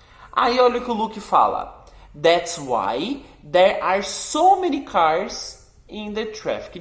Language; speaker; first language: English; non-native, fluent; Portuguese